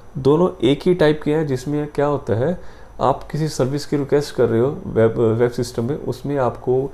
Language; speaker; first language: Hindi; non-native, local second language; Punjabi